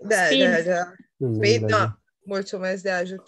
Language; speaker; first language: Romanian; non-native, local second language; Hungarian